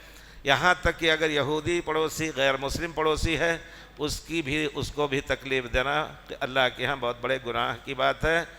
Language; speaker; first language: Urdu; native; Urdu